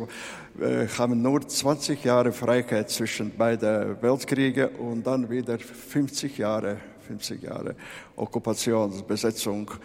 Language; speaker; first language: German; non-native, fluent; Latvian